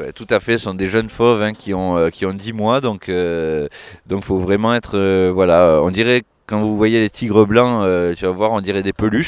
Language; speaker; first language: French; native; French